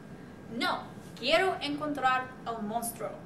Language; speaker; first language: Spanish; non-native, learner; English